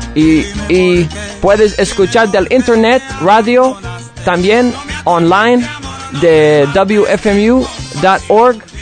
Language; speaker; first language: Spanish; non-native, learner; English